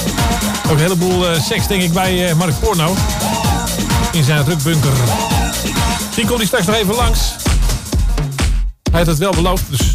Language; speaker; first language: Dutch; native; Dutch